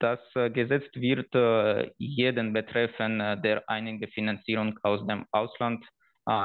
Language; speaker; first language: German; non-native, fluent; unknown